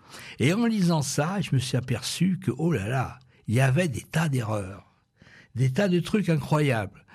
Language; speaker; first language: French; native; French